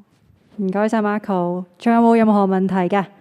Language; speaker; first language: Cantonese; native; Cantonese